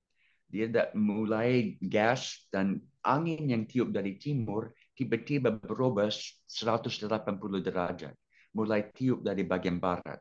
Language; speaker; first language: Indonesian; non-native, fluent; English